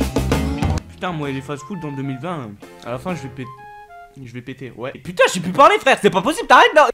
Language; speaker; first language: French; native; French